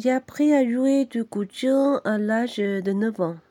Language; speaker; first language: French; non-native, fluent; Chinese